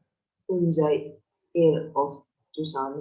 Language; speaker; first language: German; non-native, learner; Indonesian